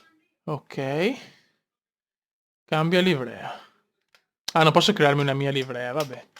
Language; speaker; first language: Italian; native; Italian